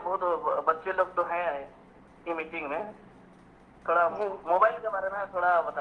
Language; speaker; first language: Hindi; non-native, local second language; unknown